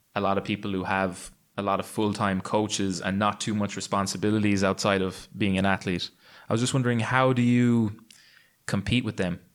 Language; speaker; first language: English; native; English